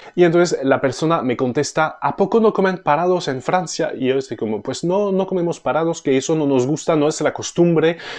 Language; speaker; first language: Spanish; non-native, fluent; French